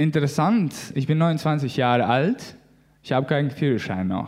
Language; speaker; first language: German; non-native, learner; Latvian